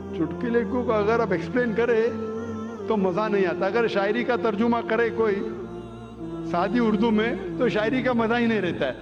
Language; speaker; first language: Urdu; non-native, local second language; English